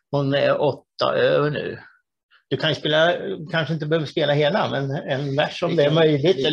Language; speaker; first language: Swedish; native; Swedish